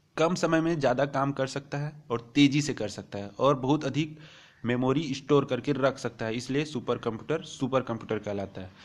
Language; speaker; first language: Hindi; native; Hindi